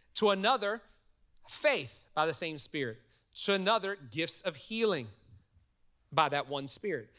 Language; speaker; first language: English; native; English